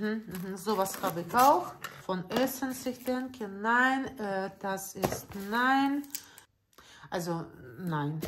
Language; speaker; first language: German; non-native, learner; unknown